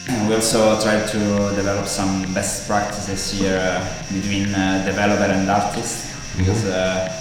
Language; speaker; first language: English; non-native, fluent; Italian